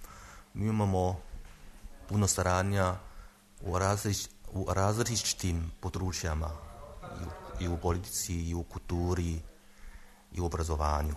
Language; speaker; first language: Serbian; non-native, fluent; Chinese